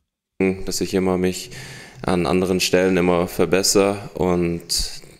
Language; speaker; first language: German; early bilingual, heritage; German